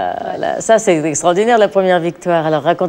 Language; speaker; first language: French; native; French